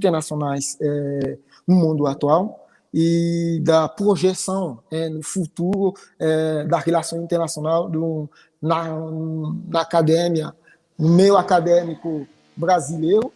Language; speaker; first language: Portuguese; non-native, fluent; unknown